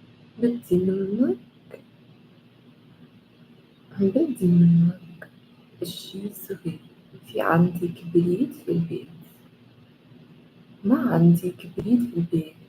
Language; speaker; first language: Arabic; non-native, learner; English